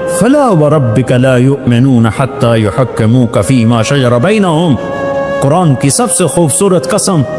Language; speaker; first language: Urdu; non-native, local second language; Punjabi